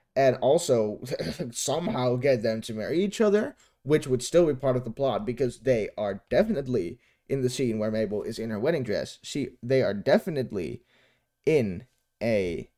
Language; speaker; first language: English; non-native, fluent; Dutch